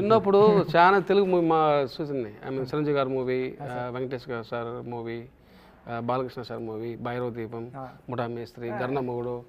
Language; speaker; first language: Telugu; non-native, local second language; Tamil